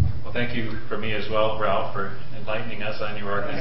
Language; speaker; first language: English; native; English